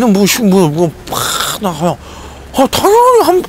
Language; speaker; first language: Korean; native; Korean